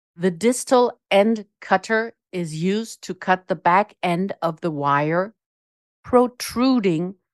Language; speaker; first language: English; non-native, fluent; German